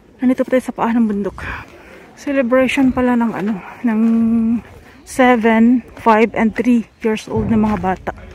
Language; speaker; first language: Filipino; non-native, local second language; Cebuano